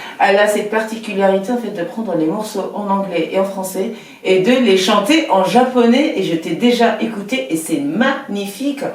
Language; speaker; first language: French; native; French